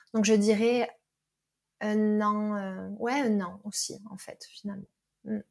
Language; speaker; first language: French; native; French